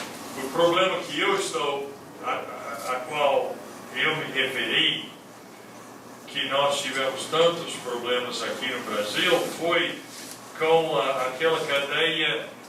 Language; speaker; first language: Portuguese; non-native, fluent; English